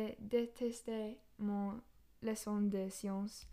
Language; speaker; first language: French; non-native, learner; English